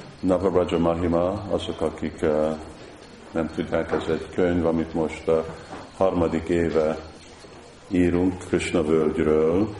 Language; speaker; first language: Hungarian; early bilingual, heritage; Hungarian